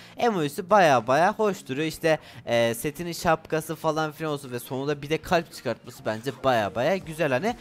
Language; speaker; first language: Turkish; native; Turkish